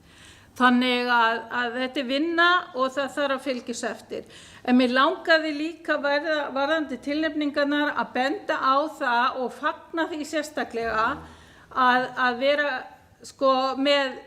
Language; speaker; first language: Icelandic; native; Icelandic